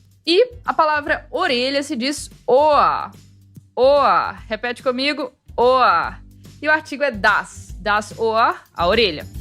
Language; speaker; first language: Portuguese; native; Portuguese